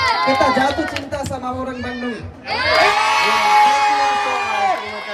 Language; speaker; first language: Indonesian; non-native, learner; Urdu